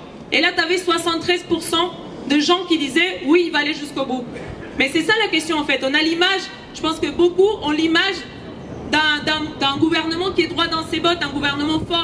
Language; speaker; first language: French; native; French